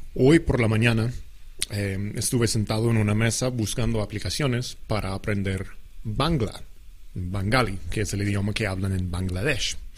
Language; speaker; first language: Spanish; non-native, fluent; English